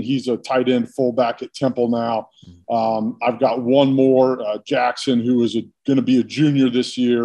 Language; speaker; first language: English; native; English